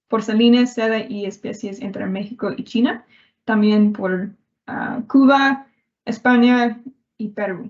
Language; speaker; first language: Spanish; non-native, learner; English